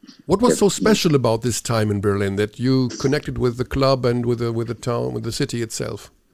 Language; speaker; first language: English; non-native, fluent; German